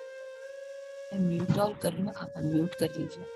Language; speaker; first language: Hindi; native; Hindi